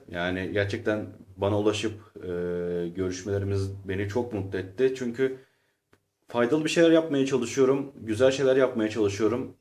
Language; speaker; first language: Turkish; native; Turkish